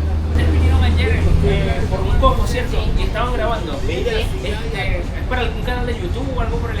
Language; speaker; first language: Spanish; native; Spanish